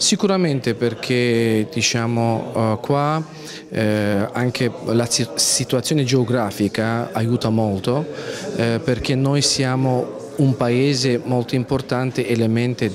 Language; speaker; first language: Italian; non-native, fluent; Azerbaijani